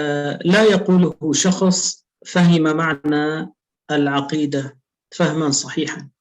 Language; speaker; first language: Arabic; native; Arabic